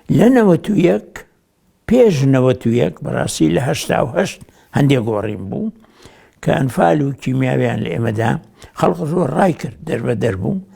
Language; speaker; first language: Central Kurdish; native; Central Kurdish